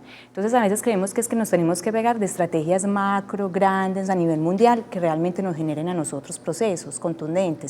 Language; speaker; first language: Spanish; native; Spanish